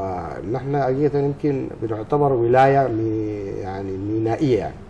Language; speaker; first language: Arabic; native; Arabic